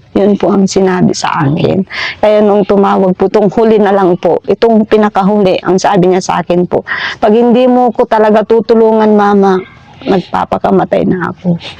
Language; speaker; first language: Filipino; non-native, local second language; Iloko